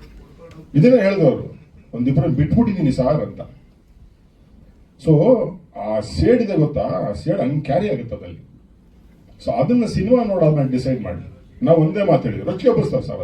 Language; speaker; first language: Kannada; native; Kannada